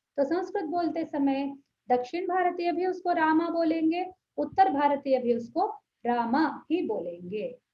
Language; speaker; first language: Hindi; non-native, local second language; Telugu